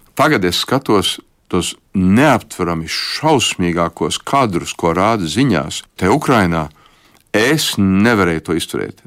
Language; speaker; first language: Latvian; early bilingual, heritage; Latvian